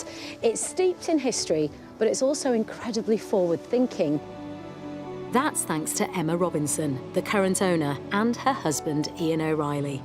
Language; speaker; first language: English; native; English